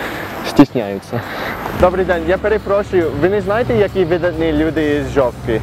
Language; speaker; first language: Ukrainian; early bilingual, heritage; Ukrainian